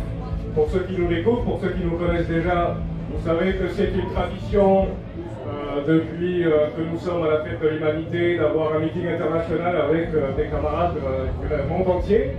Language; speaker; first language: French; native; French